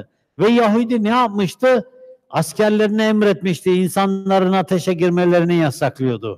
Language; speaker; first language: Turkish; native; Turkish